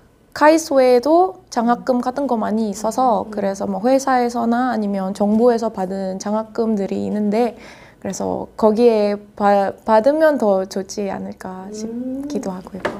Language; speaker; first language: Korean; non-native, fluent; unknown